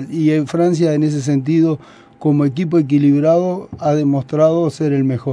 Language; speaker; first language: Spanish; native; Spanish